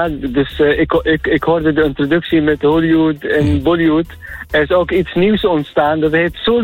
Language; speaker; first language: Dutch; non-native, fluent; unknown